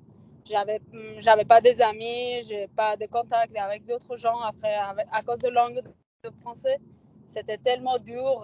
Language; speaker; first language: French; non-native, learner; Persian